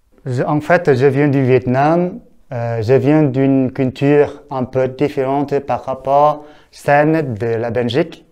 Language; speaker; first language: French; non-native, fluent; Vietnamese